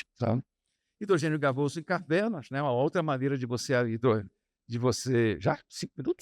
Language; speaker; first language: Portuguese; native; Portuguese